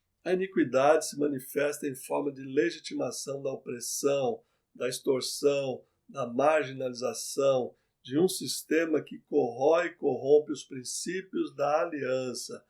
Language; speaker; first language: Portuguese; native; Portuguese